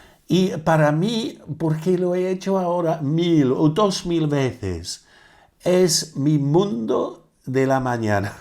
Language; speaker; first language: Spanish; non-native, fluent; English